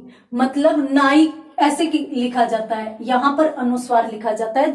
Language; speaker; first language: Hindi; native; Hindi